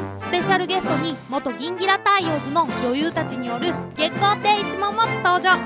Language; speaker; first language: Japanese; native; Japanese